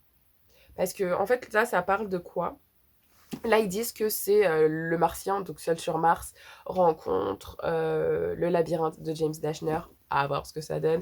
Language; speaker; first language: French; native; French